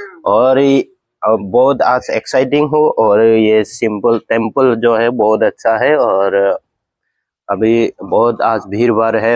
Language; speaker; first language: Hindi; non-native, local second language; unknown